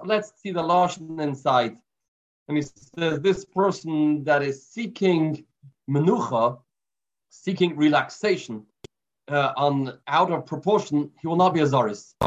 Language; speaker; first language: English; native; English